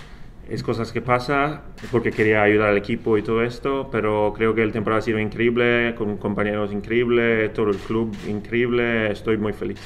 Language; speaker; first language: Spanish; non-native, fluent; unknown